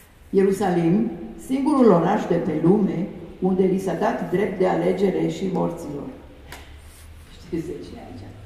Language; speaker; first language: Romanian; non-native, fluent; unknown